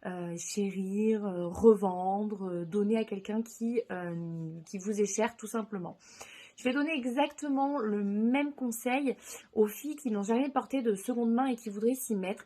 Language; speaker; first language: French; native; French